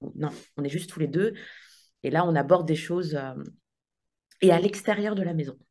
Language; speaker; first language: French; native; French